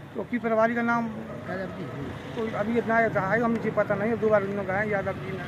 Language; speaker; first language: Hindi; native; Hindi